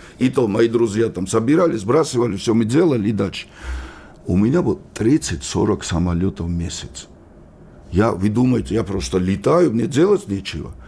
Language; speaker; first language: Russian; non-native, local second language; Georgian